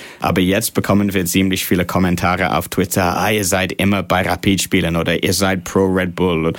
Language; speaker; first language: German; non-native, fluent; English